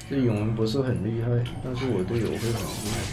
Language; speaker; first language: Chinese; native; Chinese